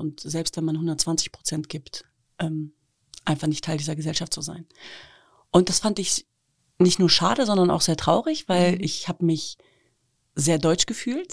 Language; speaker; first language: German; native; German